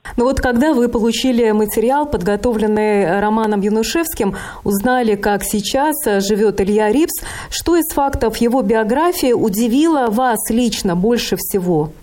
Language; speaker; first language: Russian; native; Russian